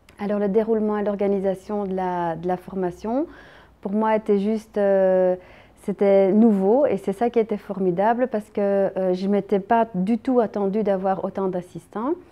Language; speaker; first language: French; native; French